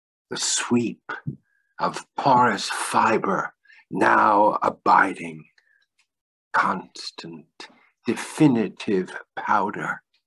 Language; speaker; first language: English; native; English